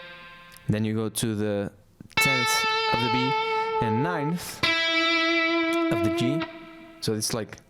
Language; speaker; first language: English; non-native, fluent; Portuguese